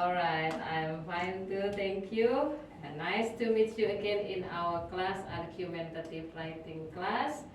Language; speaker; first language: English; non-native, fluent; Indonesian